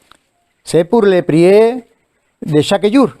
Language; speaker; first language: French; non-native, learner; Spanish